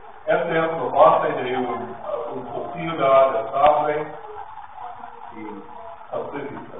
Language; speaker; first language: Spanish; non-native, learner; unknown